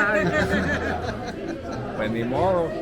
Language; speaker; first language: Spanish; early bilingual, heritage; English